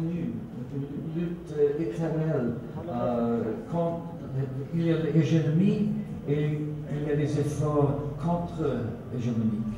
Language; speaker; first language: French; non-native, fluent; Swedish